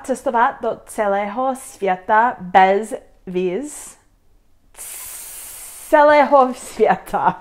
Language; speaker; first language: Czech; non-native, learner; English